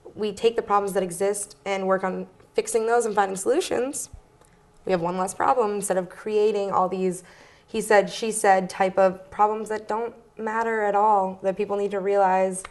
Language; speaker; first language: English; native; English